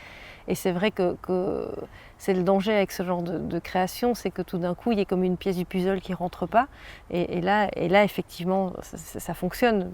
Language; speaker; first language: French; native; French